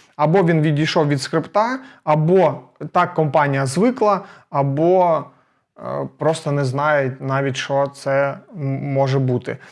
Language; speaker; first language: Ukrainian; native; Ukrainian